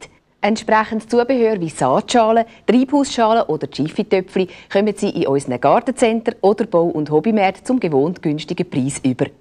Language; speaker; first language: German; native; German